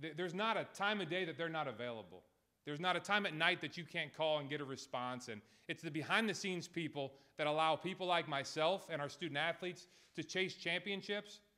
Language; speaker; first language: English; native; English